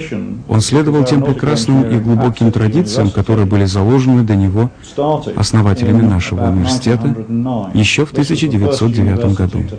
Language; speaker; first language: Russian; native; Russian